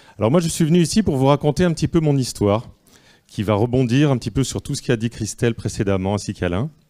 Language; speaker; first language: French; native; French